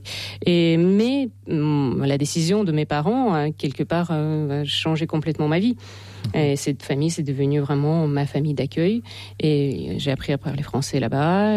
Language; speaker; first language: French; non-native, fluent; Russian